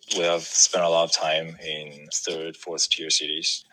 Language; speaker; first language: English; non-native, fluent; Chinese